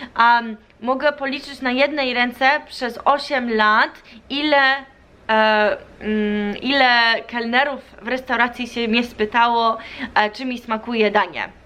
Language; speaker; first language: Polish; early bilingual, heritage; Polish